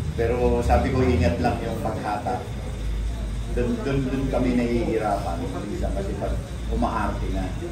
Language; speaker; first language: Filipino; native; Filipino